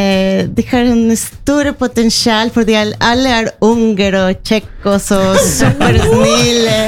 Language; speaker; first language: Norwegian; non-native, learner; Spanish